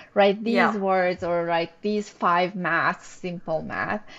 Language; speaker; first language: English; non-native, fluent; Persian